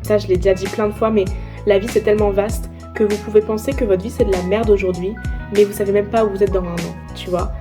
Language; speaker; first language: French; native; French